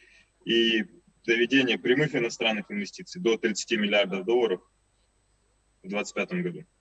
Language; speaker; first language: Russian; native; Russian